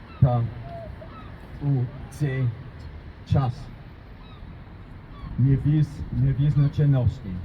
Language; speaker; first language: Ukrainian; non-native, learner; English